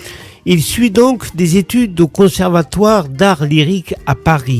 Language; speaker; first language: French; native; French